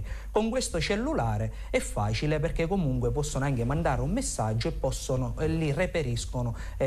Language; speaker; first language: Italian; native; Italian